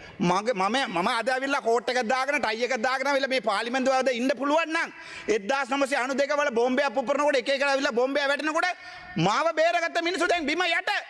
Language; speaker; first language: Sinhala; non-native, local second language; Tamil